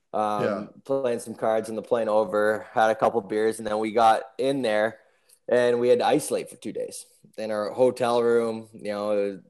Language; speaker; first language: English; native; English